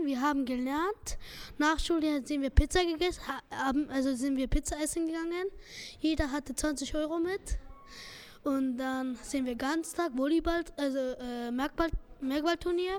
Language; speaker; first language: German; non-native, local second language; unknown